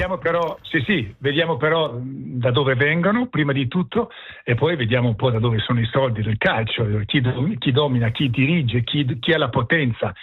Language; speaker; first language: Italian; early bilingual, heritage; French